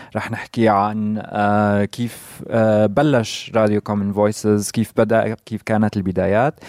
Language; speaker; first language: Arabic; native; Arabic